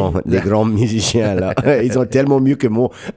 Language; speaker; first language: French; non-native, local second language; English